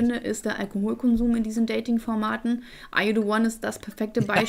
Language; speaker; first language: German; native; German